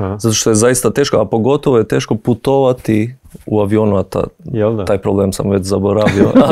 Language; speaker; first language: Croatian; non-native, fluent; Albanian